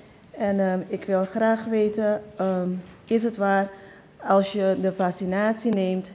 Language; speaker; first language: Dutch; non-native, local second language; Papiamento